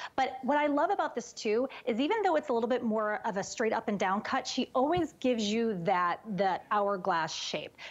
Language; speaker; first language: English; native; English